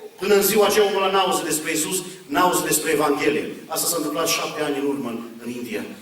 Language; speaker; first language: Romanian; early bilingual, heritage; Romanian